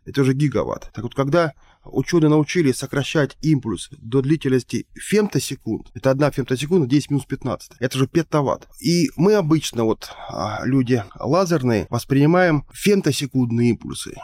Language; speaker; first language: Russian; native; Russian